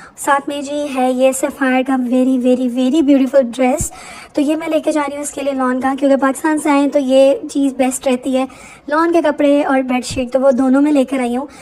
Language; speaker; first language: Urdu; native; Urdu